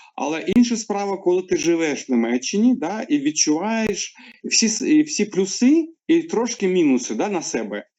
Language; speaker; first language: Ukrainian; non-native, local second language; Russian